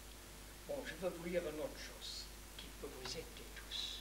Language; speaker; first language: French; non-native, fluent; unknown